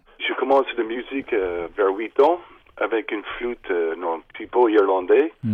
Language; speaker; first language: French; non-native, fluent; English